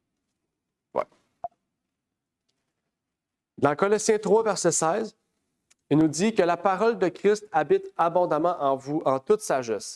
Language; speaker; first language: French; native; French